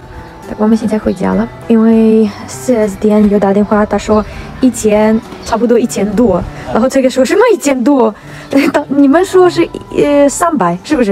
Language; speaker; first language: Chinese; non-native, learner; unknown